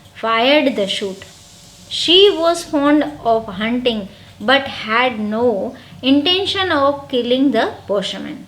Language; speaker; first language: English; non-native, local second language; Gujarati